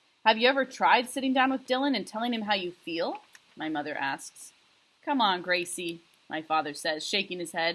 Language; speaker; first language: English; native; English